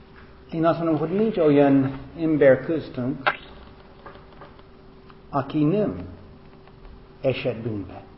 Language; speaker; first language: Hungarian; non-native, fluent; English